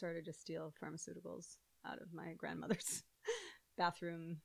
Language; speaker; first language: English; native; English